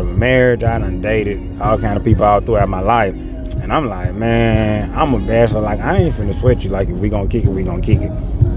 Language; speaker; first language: English; native; English